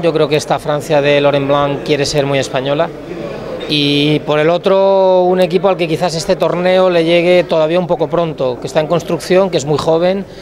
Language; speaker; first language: Spanish; native; Spanish